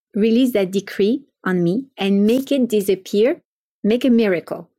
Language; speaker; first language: English; non-native, fluent; French